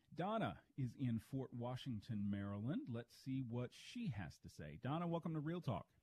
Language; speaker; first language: English; native; English